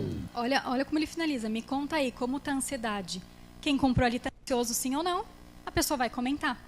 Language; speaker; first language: Portuguese; native; Portuguese